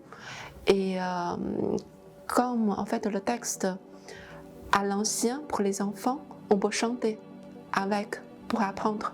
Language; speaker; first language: French; non-native, fluent; Chinese